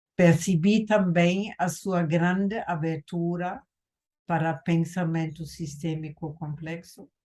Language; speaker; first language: Portuguese; non-native, fluent; German